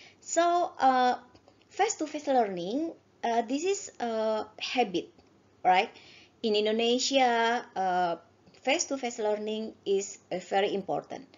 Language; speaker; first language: English; non-native, learner; Indonesian